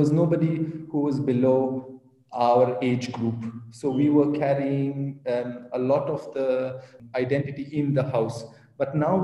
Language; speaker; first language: English; non-native, local second language; Pashto